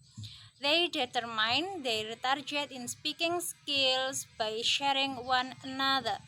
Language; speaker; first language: English; non-native, learner; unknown